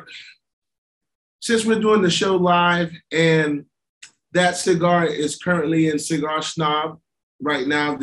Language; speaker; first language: English; native; English